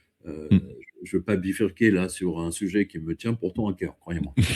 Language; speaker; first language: French; native; French